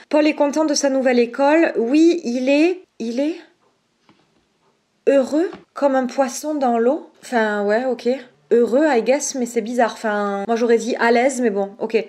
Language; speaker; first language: French; native; French